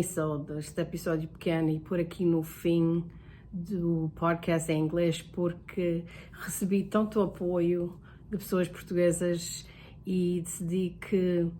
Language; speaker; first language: Portuguese; early bilingual, heritage; Portuguese